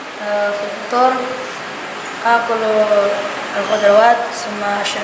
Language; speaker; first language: Arabic; non-native, learner; Indonesian